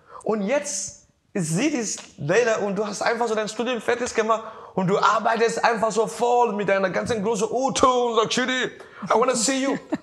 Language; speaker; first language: German; non-native, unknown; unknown